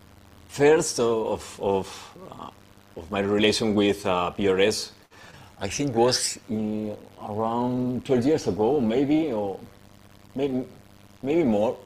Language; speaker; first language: English; non-native, fluent; Spanish